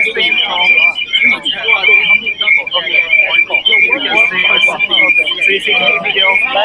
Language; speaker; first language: English; non-native, learner; Japanese